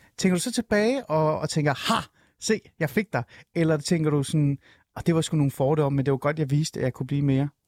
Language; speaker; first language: Danish; early bilingual, other home language; Persian